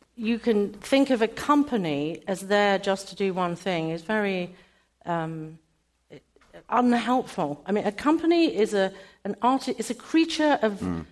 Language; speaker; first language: English; native; English